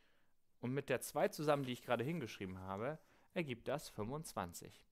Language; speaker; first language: German; native; German